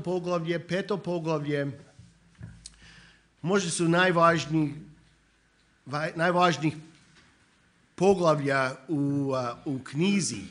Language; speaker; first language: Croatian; non-native, fluent; English